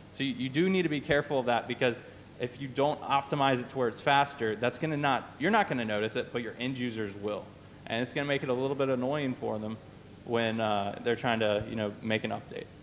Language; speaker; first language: English; native; English